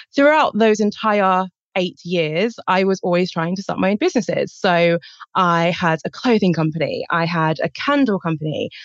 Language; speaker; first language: English; native; English